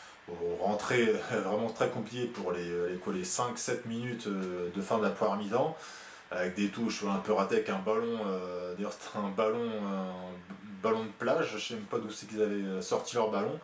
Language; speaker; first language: French; native; French